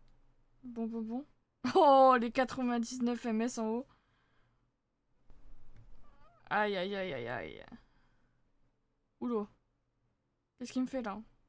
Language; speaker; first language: French; native; French